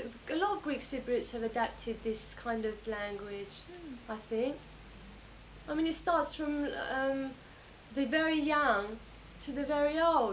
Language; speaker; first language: English; early bilingual, other home language; Greek